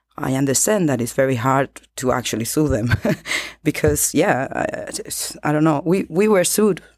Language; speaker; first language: English; non-native, fluent; Spanish